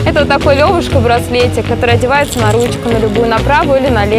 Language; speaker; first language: Russian; native; Russian